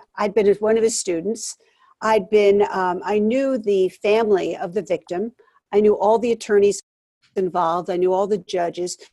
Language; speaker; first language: English; native; English